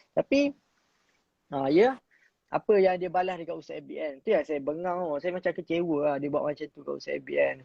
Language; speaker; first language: Malay; native; Malay